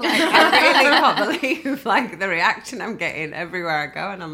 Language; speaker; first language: English; native; English